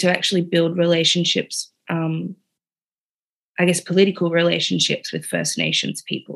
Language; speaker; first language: English; native; English